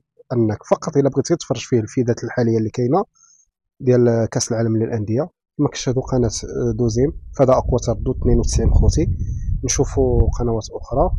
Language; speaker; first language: Arabic; native; Arabic